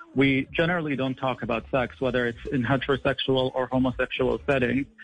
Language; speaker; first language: English; non-native, fluent; Arabic